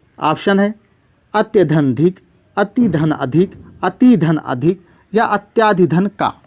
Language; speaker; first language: Hindi; native; Hindi